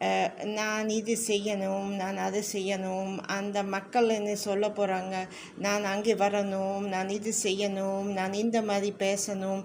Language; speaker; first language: Tamil; non-native, learner; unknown